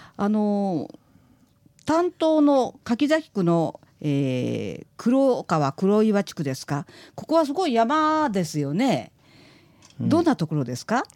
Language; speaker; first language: Japanese; native; Japanese